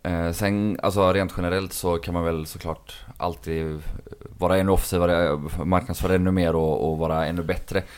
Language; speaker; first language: Swedish; native; Swedish